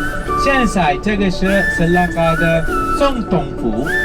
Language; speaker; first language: Chinese; non-native, learner; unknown